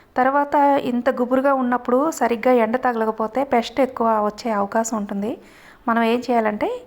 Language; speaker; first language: Telugu; native; Telugu